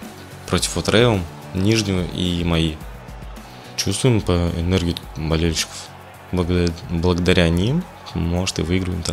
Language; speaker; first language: Russian; native; Russian